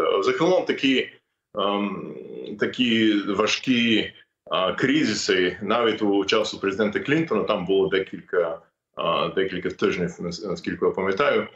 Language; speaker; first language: Ukrainian; non-native, fluent; English